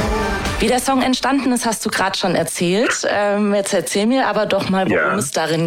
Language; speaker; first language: German; native; German